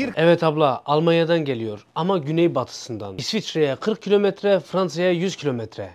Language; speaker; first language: Turkish; native; Turkish